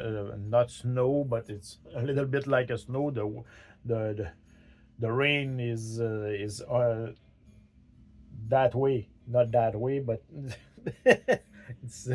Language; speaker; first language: English; non-native, learner; French